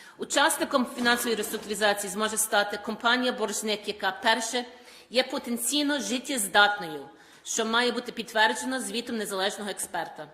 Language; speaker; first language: Ukrainian; early bilingual, heritage; Ukrainian